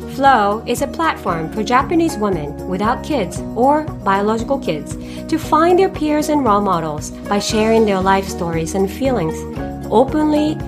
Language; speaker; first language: English; non-native, fluent; Japanese